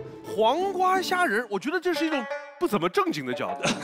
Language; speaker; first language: Chinese; native; Chinese